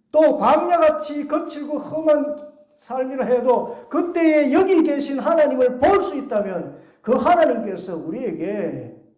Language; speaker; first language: Korean; native; Korean